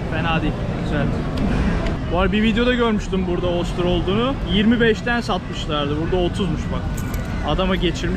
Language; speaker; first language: Turkish; native; Turkish